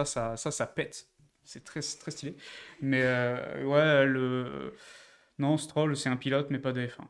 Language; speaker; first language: French; native; French